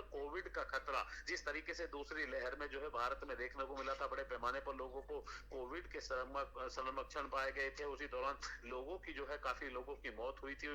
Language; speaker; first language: Hindi; native; Hindi